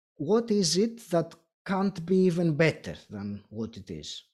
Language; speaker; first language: English; non-native, fluent; Greek